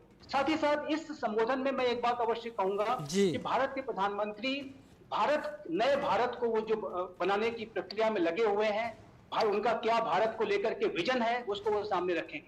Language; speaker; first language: Hindi; native; Hindi